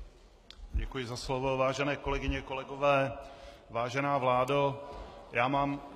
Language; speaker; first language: Czech; native; Czech